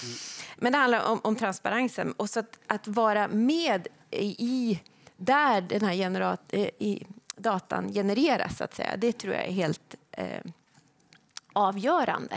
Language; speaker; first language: Swedish; native; Swedish